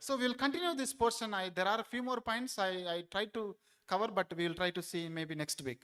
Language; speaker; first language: English; non-native, local second language; Telugu